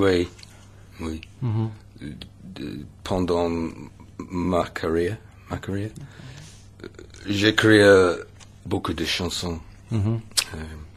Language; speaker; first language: French; non-native, learner; English